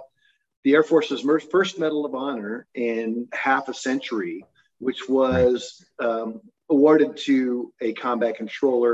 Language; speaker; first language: English; native; English